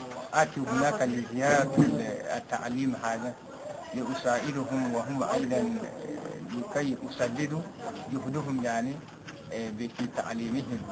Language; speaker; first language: Arabic; non-native, learner; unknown